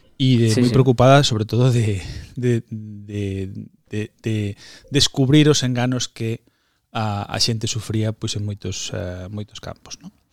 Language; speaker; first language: Galician; non-native, local second language; Spanish